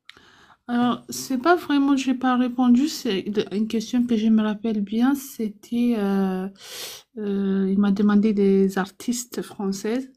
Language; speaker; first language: French; non-native, fluent; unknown